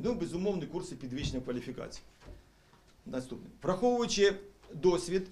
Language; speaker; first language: Ukrainian; native; Ukrainian